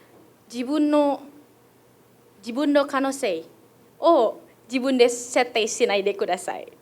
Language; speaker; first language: Japanese; non-native, fluent; Indonesian